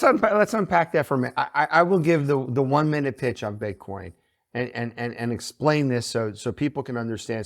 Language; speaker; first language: English; native; English